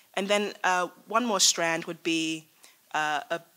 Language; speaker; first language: English; native; English